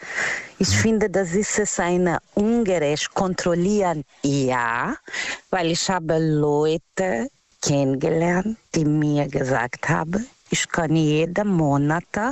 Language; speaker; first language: German; non-native, learner; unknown